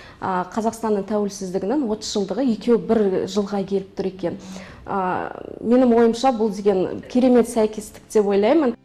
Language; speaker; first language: Kazakh; non-native, local second language; Russian